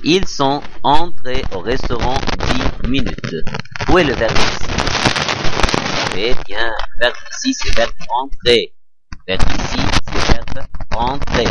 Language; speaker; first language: French; non-native, fluent; Arabic